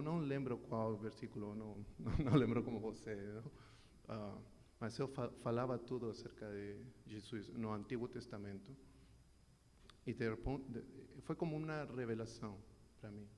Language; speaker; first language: Portuguese; non-native, learner; Spanish